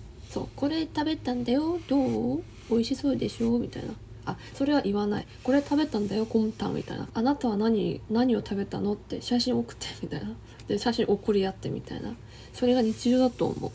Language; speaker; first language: Japanese; non-native, fluent; Korean